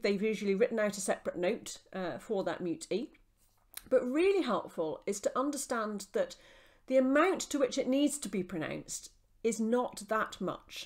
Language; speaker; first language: English; native; English